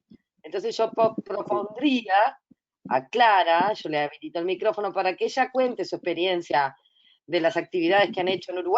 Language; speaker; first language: Spanish; native; Spanish